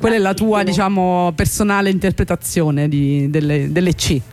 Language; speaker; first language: Italian; native; Italian